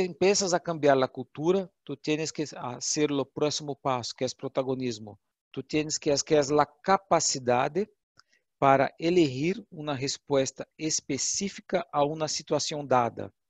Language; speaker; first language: Portuguese; non-native, learner; Spanish